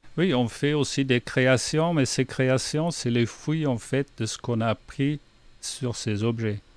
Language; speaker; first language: French; non-native, fluent; German